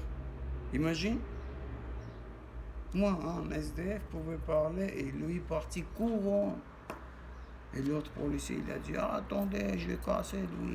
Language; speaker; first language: French; non-native, learner; Armenian